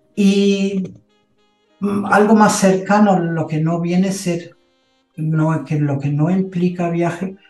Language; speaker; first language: Spanish; non-native, fluent; German